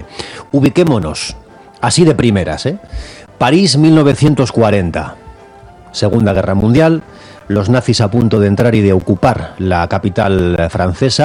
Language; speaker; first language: Spanish; native; Spanish